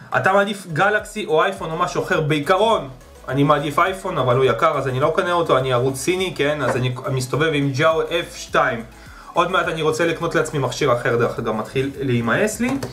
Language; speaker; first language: Hebrew; early bilingual, other home language; Russian